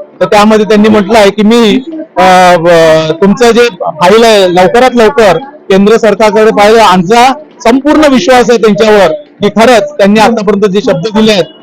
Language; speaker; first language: Marathi; non-native, local second language; Lambadi